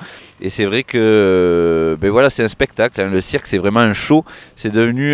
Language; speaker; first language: French; native; French